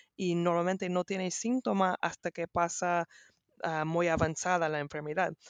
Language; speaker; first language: Spanish; non-native, learner; English